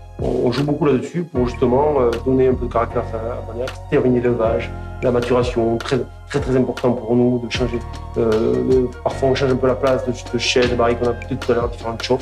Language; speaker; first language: French; native; French